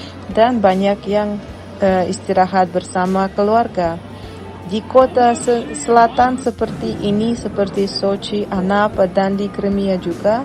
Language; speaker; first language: Indonesian; non-native, fluent; Russian